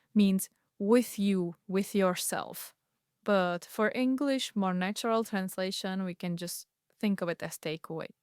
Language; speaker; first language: English; non-native, fluent; Czech